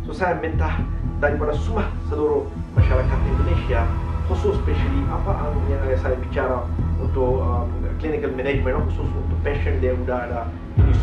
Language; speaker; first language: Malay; non-native, learner; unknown